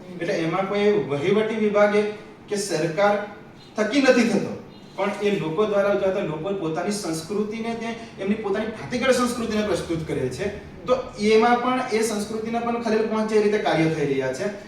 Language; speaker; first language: Gujarati; non-native, local second language; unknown